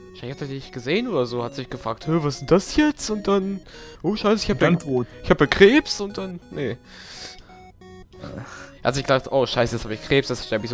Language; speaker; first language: German; native; German